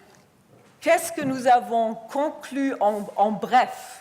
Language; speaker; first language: French; non-native, fluent; German